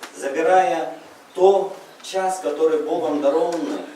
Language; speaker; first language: Russian; non-native, local second language; Uzbek